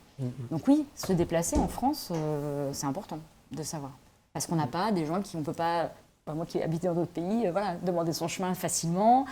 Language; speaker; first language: French; native; French